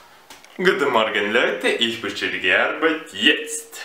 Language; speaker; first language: German; non-native, learner; Russian